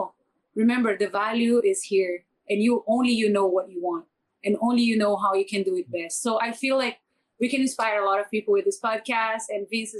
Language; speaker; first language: English; non-native, fluent; Portuguese